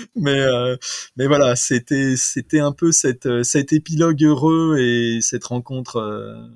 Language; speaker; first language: French; native; French